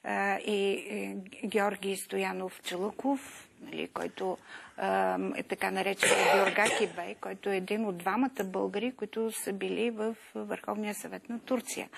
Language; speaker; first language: Bulgarian; native; Bulgarian